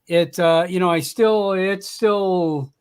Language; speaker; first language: English; native; English